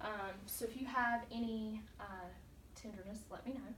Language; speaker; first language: English; native; English